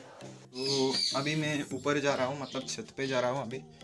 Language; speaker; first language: Hindi; non-native, local second language; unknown